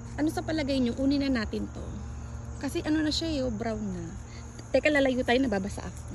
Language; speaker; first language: Filipino; native; Filipino